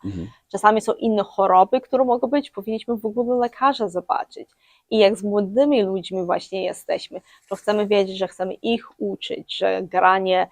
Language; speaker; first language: Polish; early bilingual, heritage; English